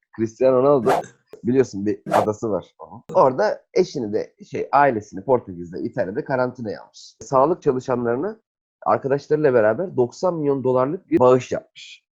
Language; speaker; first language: Turkish; native; Turkish